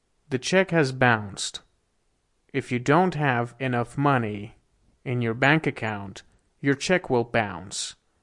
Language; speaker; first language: English; non-native, fluent; Persian